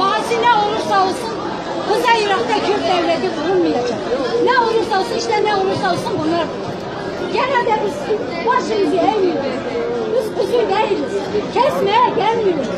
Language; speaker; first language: Turkish; non-native, local second language; Kurdish